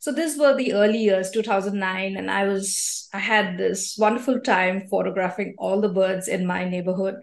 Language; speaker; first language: English; non-native, local second language; Assamese